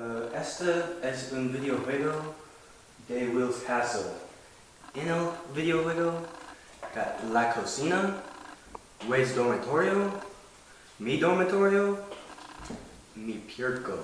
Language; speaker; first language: Spanish; non-native, learner; English